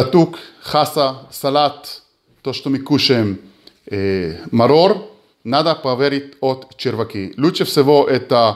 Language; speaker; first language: Russian; early bilingual, heritage; Hebrew